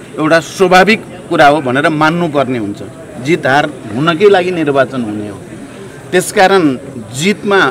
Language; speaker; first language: Nepali; native; Nepali